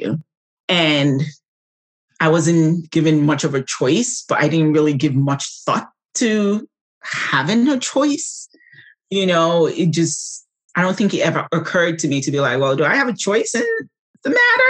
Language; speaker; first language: English; non-native, local second language; Yoruba